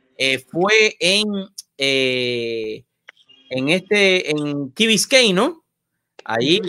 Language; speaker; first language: Spanish; native; Spanish